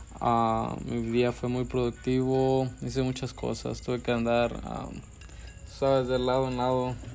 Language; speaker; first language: Spanish; early bilingual, heritage; Spanish